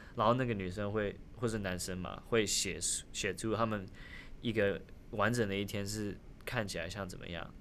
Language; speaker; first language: Chinese; early bilingual, other home language; Min Nan Chinese